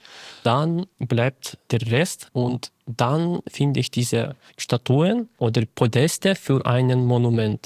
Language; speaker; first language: German; non-native, fluent; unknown